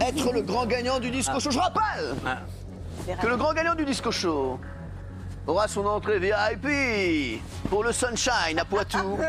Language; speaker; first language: French; native; French